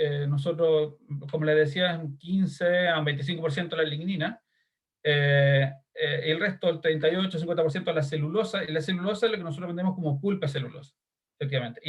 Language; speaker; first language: Spanish; native; Spanish